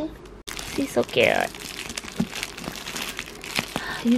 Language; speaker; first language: English; non-native, local second language; Malay